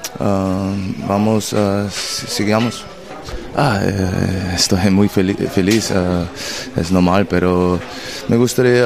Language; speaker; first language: Spanish; non-native, learner; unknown